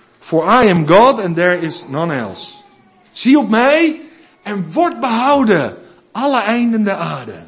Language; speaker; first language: Dutch; native; Dutch